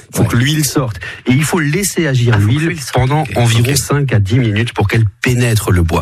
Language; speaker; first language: French; native; French